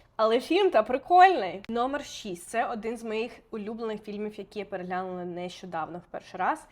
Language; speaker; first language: Ukrainian; non-native, local second language; Russian